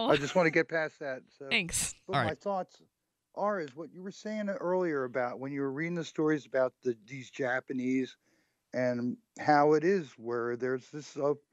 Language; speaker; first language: English; native; English